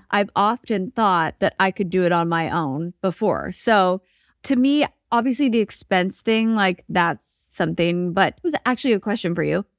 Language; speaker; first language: English; native; English